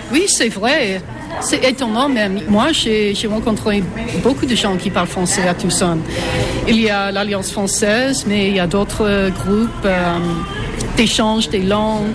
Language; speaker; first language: French; non-native, fluent; English